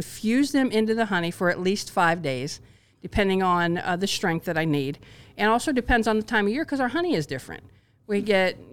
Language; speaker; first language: English; native; English